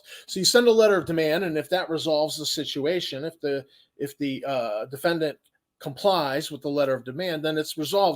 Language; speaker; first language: English; native; English